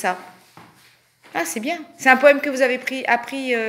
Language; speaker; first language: French; native; French